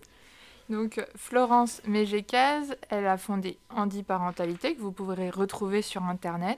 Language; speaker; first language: French; native; French